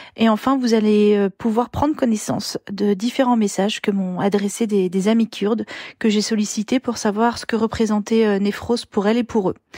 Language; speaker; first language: French; native; French